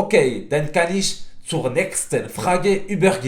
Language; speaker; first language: German; non-native, fluent; French